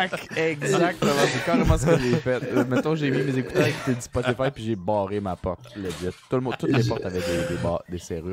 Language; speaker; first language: French; native; French